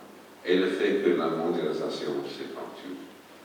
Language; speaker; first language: French; non-native, fluent; English